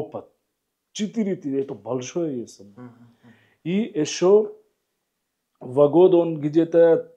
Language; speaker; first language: Russian; non-native, learner; Hindi